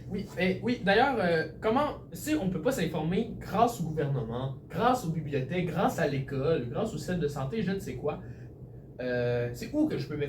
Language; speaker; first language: French; native; French